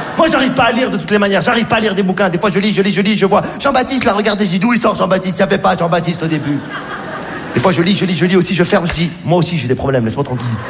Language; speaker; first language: French; native; French